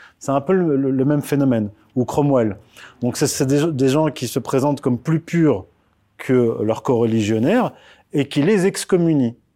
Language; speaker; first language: French; early bilingual, other home language; Berber languages